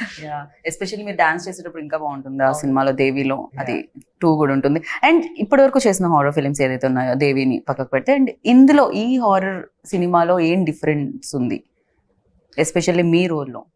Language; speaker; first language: Telugu; native; Telugu